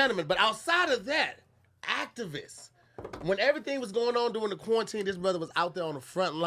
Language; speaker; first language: English; native; English